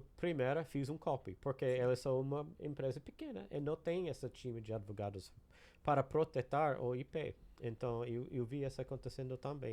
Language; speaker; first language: Portuguese; non-native, learner; English